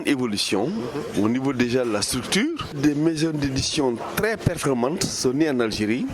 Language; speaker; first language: French; non-native, local second language; Fula